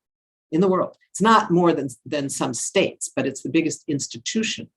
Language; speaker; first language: English; native; English